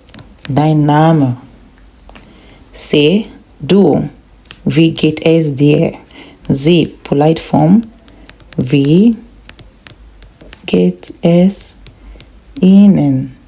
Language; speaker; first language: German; non-native, learner; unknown